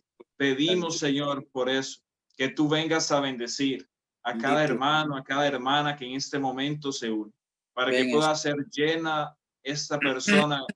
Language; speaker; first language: Spanish; native; Spanish